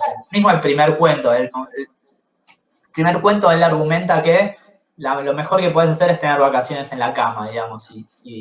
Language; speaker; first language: Spanish; native; Spanish